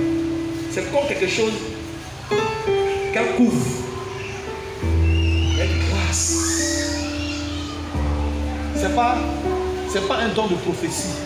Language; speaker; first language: French; native; French